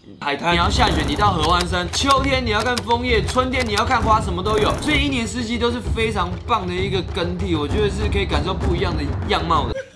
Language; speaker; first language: Chinese; native; Chinese